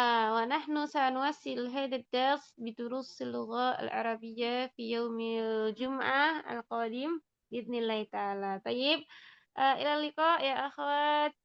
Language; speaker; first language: Arabic; non-native, fluent; Indonesian